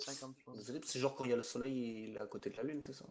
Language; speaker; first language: French; native; French